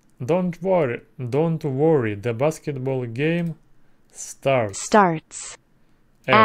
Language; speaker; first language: English; non-native, learner; Russian